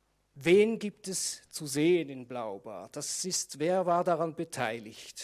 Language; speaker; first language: German; native; German